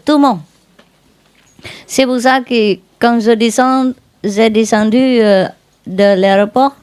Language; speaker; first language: French; non-native, learner; Vietnamese